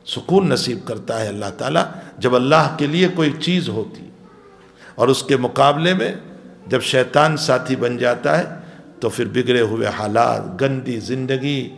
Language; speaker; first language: Urdu; non-native, local second language; Gujarati